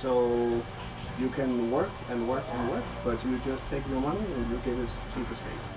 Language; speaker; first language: English; non-native, fluent; Danish